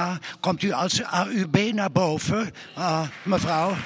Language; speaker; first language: Dutch; non-native, learner; German